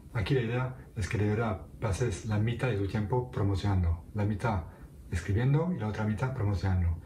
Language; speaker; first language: Spanish; non-native, fluent; French